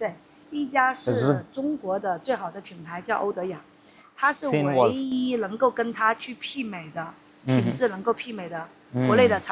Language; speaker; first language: Chinese; native; Chinese